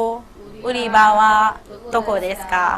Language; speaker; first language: Japanese; non-native, fluent; Burmese